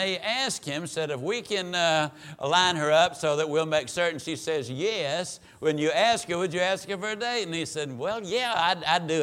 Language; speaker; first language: English; native; English